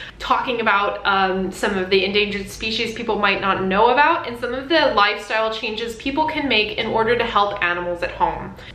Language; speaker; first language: English; native; English